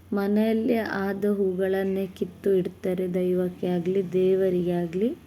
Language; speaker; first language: Kannada; non-native, local second language; Tulu